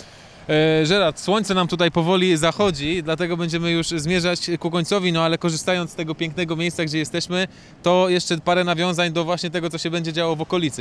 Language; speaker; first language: Polish; native; Polish